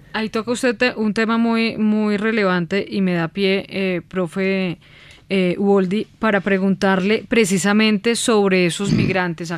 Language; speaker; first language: Spanish; native; Spanish